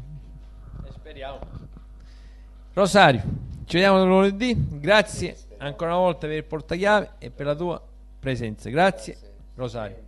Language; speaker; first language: Italian; native; Italian